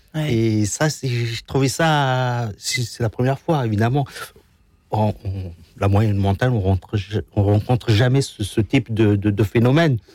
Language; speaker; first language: French; non-native, local second language; Kabyle